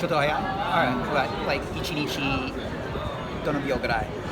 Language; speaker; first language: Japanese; non-native, learner; English